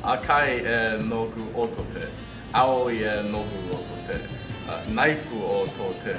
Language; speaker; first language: Japanese; non-native, learner; English